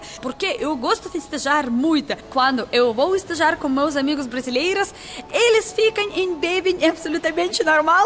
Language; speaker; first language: Portuguese; non-native, learner; Russian